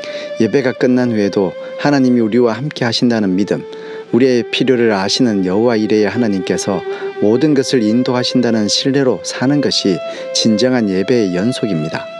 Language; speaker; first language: Korean; native; Korean